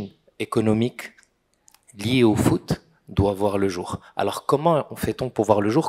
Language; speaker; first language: French; non-native, local second language; Arabic